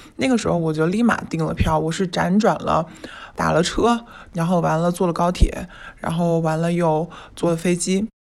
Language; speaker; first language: Chinese; native; Chinese